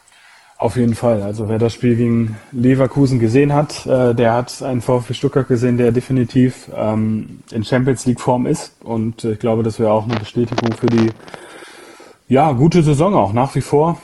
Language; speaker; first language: German; native; German